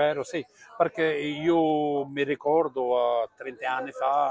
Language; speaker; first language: Italian; non-native, learner; Portuguese